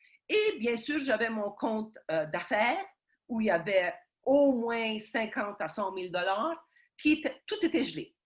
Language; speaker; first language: French; early bilingual, heritage; Ukrainian